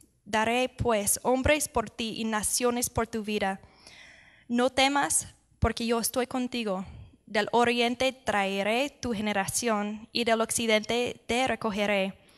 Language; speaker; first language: Spanish; non-native, fluent; English